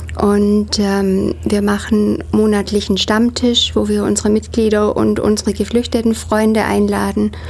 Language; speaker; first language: German; native; German